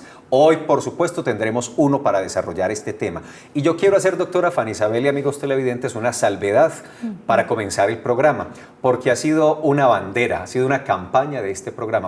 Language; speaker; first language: Spanish; native; Spanish